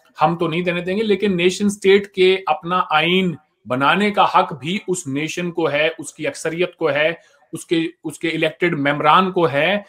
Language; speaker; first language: Hindi; native; Hindi